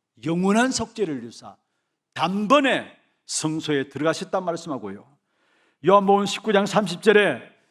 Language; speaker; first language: Korean; native; Korean